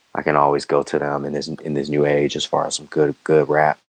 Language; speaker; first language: English; native; English